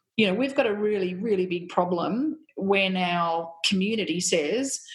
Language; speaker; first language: English; native; English